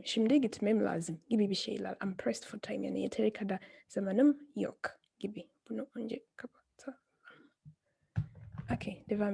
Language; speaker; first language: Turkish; non-native, fluent; English